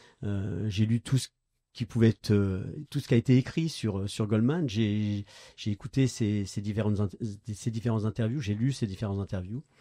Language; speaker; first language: French; native; French